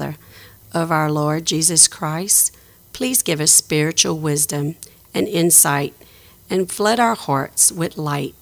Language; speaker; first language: English; native; English